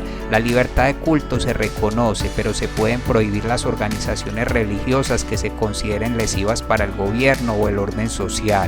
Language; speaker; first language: Spanish; native; Spanish